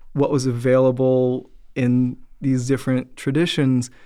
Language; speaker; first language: English; native; English